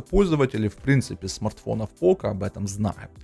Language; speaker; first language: Russian; native; Russian